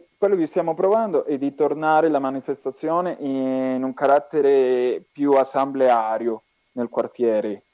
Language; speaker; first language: Italian; non-native, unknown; Spanish